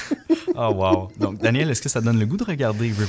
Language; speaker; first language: French; native; French